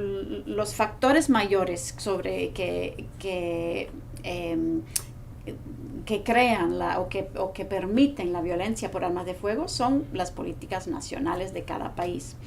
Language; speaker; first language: Spanish; non-native, fluent; English